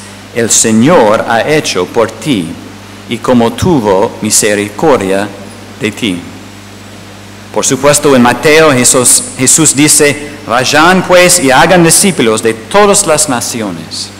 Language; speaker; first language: Spanish; non-native, fluent; English